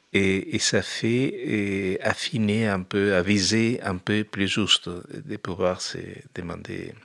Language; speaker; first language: French; non-native, fluent; Spanish